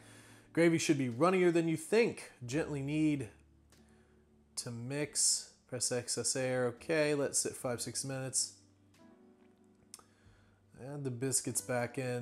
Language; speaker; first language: English; native; English